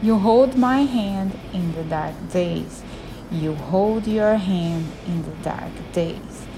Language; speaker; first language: English; non-native, learner; Portuguese